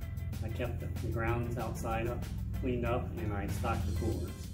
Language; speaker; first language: English; native; English